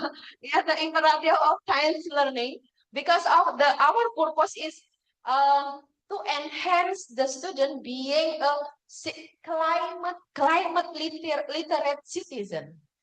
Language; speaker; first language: English; non-native, fluent; Indonesian